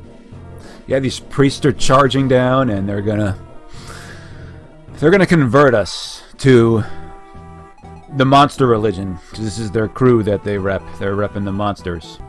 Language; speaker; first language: English; native; English